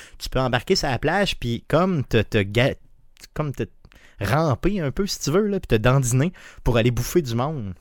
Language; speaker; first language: French; native; French